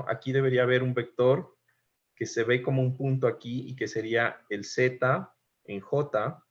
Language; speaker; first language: Spanish; native; Spanish